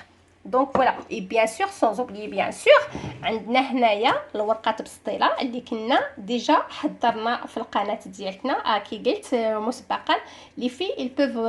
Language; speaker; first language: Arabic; native; Arabic